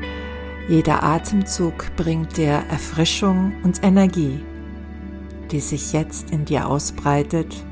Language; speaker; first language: German; native; German